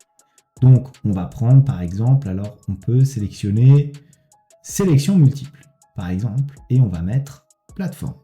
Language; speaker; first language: French; native; French